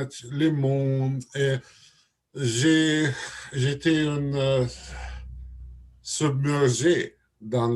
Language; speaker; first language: French; non-native, learner; Russian